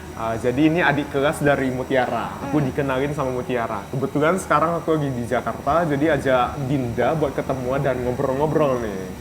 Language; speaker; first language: Indonesian; native; Indonesian